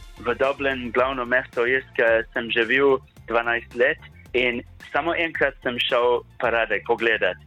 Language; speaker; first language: Slovenian; non-native, learner; English